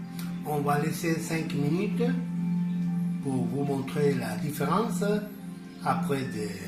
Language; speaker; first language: French; non-native, learner; Spanish